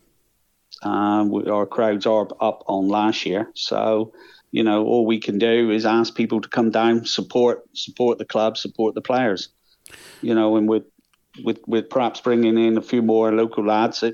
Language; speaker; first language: English; native; English